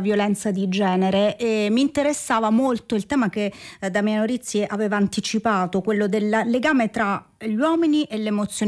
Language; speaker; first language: Italian; native; Italian